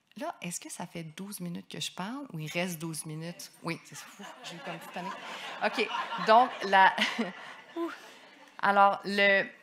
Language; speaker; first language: French; native; French